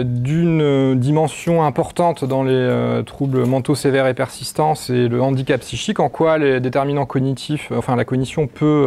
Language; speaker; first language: French; native; French